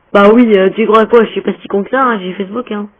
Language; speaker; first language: French; native; French